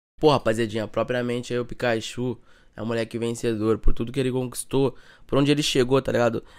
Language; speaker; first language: Portuguese; native; Portuguese